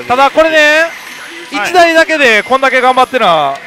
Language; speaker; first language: Japanese; native; Japanese